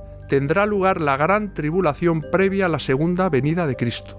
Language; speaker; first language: Spanish; native; Spanish